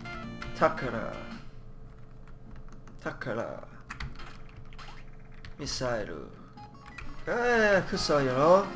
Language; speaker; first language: Japanese; non-native, learner; English